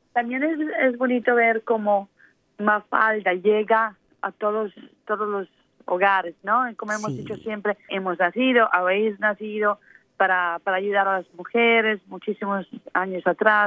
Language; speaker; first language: Spanish; native; Spanish